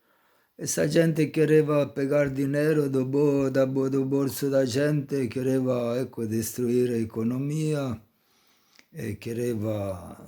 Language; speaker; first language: Portuguese; non-native, fluent; Italian